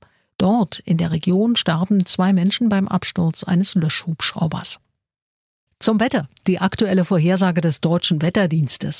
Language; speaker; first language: German; native; German